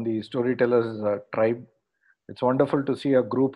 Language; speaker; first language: English; non-native, local second language; Kannada